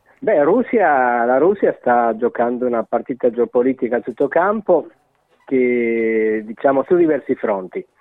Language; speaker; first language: Italian; non-native, fluent; Spanish